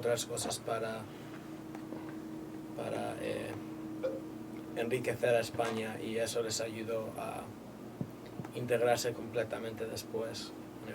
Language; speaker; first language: Spanish; native; Spanish